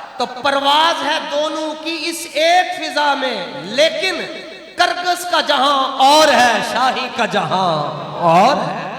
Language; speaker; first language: Urdu; non-native, local second language; Punjabi